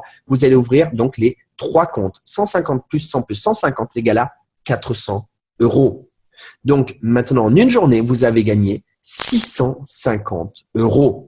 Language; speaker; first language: French; native; French